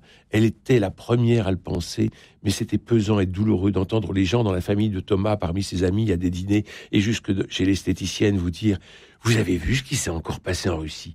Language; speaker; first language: French; native; French